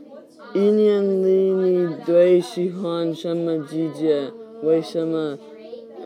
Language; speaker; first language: Chinese; non-native, learner; English